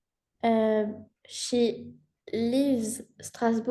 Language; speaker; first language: English; non-native, learner; French